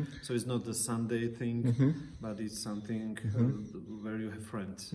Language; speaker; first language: English; non-native, fluent; Slovak